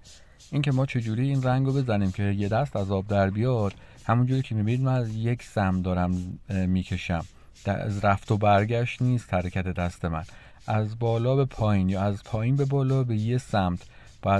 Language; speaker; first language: Persian; native; Persian